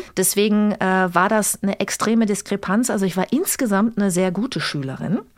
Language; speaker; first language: German; native; German